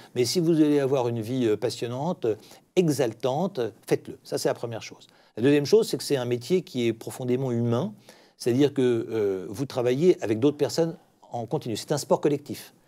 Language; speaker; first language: French; native; French